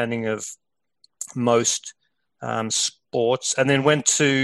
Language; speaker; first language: English; native; English